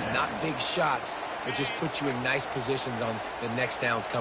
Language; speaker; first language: English; native; English